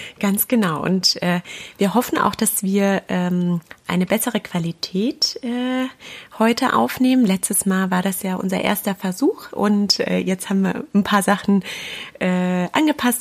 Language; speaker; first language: German; native; German